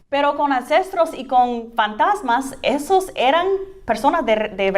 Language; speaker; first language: Spanish; non-native, fluent; English